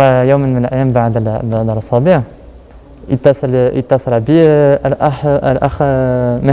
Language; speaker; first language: Arabic; non-native, learner; French